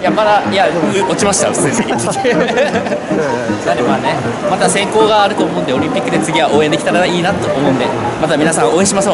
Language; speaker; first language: Japanese; native; Japanese